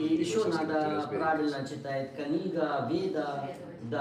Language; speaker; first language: Russian; non-native, learner; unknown